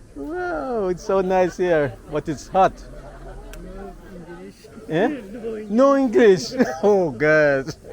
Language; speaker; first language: English; non-native, learner; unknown